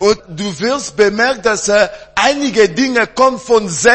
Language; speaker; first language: German; non-native, learner; French